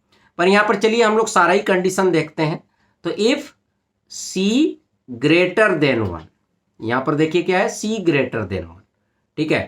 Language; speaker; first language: Hindi; native; Hindi